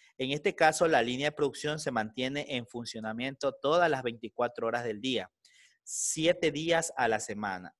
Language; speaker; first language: Spanish; native; Spanish